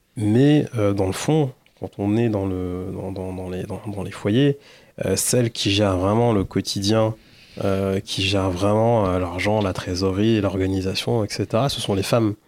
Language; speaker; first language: French; early bilingual, other home language; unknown